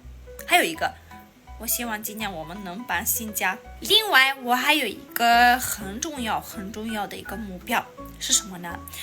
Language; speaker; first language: Chinese; non-native, fluent; Armenian